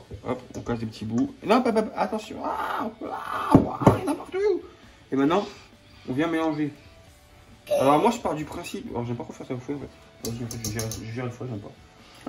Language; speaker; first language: French; native; French